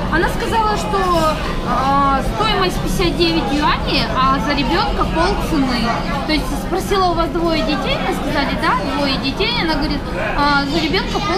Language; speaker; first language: Russian; native; Russian